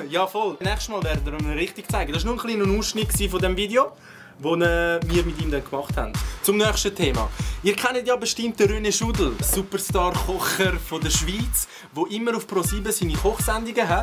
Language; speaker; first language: German; native; German